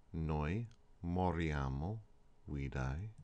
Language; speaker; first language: Italian; non-native, fluent; English